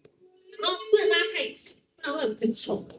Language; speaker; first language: Chinese; native; Chinese